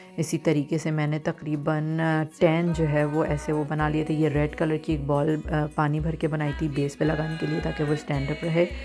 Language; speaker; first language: Urdu; native; Urdu